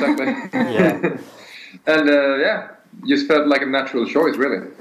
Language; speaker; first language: English; non-native, fluent; Swedish